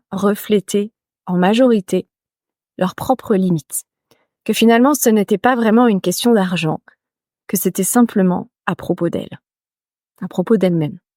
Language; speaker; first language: French; native; French